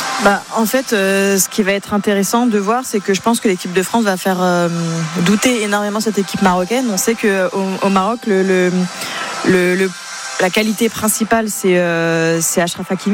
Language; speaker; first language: French; native; French